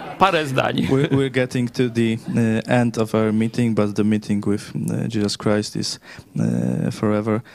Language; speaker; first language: English; non-native, fluent; Polish